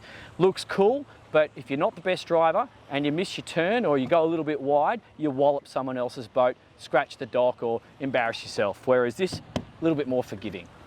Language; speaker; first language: English; native; English